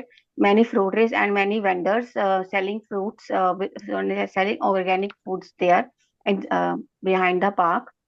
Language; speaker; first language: English; non-native, learner; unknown